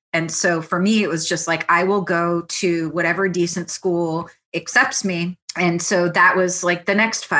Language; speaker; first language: English; early bilingual, other home language; Italian